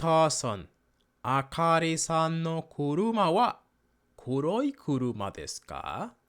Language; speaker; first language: Japanese; non-native, learner; Spanish